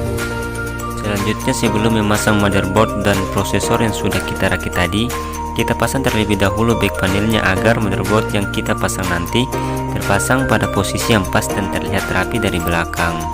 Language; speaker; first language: Indonesian; native; Indonesian